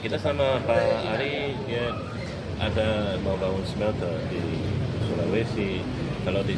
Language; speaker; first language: Indonesian; non-native, learner; Chinese